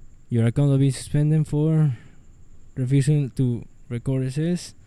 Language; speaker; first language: English; non-native, learner; Spanish